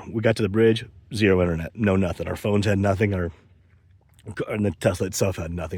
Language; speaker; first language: English; native; English